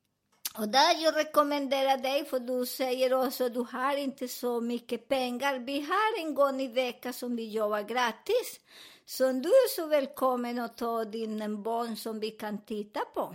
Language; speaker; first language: Swedish; non-native, learner; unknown